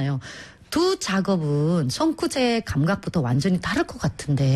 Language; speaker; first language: Korean; native; Korean